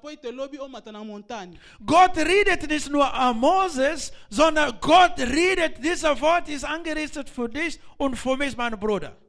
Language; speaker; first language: German; non-native, learner; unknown